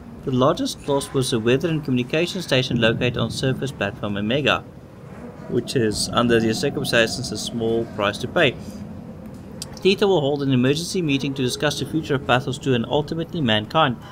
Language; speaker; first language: English; non-native, local second language; Afrikaans